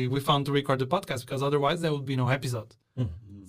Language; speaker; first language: English; non-native, fluent; Portuguese